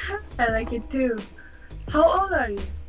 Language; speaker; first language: English; non-native, learner; Persian